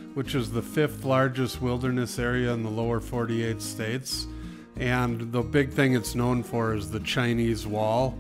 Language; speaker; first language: English; native; English